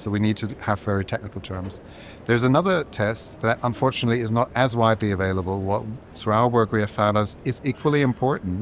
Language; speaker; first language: English; non-native, fluent; German